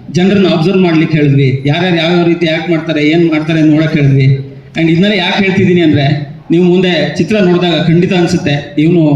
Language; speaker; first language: Kannada; native; Kannada